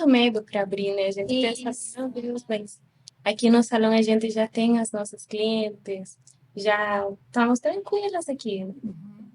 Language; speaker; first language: Portuguese; non-native, fluent; Spanish